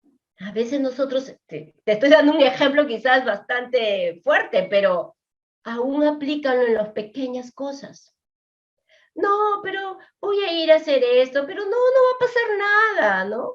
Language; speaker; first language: Spanish; native; Spanish